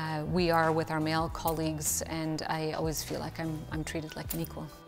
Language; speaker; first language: English; early bilingual, other home language; Ukrainian